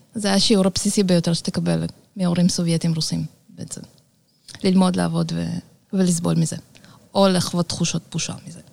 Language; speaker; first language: Hebrew; early bilingual, other home language; Russian